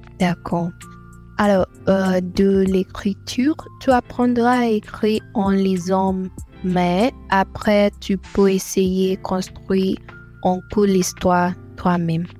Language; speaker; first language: French; non-native, learner; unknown